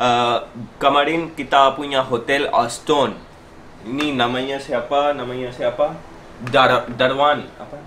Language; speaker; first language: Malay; non-native, learner; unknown